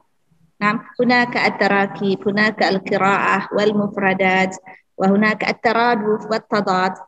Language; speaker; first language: Arabic; non-native, fluent; Indonesian